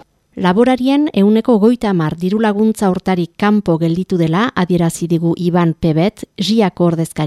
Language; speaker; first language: Basque; native; Basque